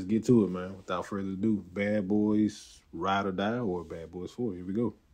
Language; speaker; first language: English; native; English